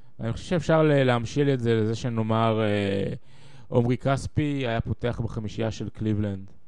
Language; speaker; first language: Hebrew; native; Hebrew